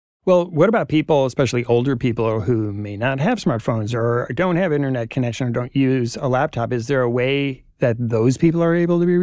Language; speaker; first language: English; native; English